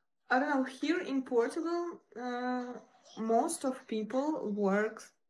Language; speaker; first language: English; non-native, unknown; Ukrainian